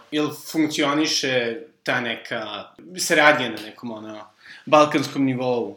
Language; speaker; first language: Serbian; native; Serbian